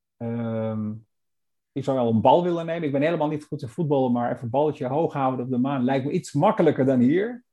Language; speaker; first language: Dutch; non-native, fluent; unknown